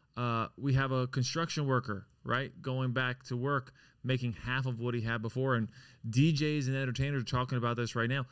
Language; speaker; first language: English; native; English